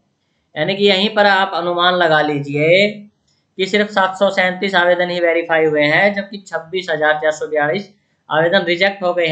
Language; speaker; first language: Hindi; native; Hindi